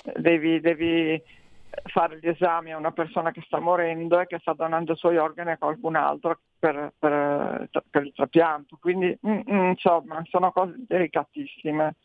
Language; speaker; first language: Italian; native; Italian